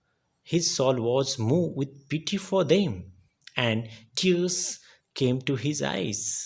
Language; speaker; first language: English; non-native, local second language; Marathi